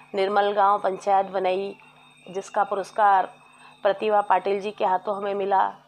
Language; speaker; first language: Hindi; native; Hindi